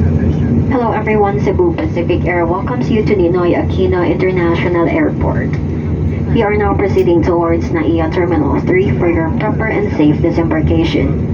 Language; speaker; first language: English; non-native, local second language; Filipino